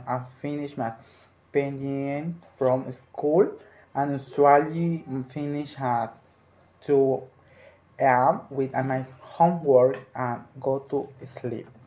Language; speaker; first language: English; non-native, learner; Spanish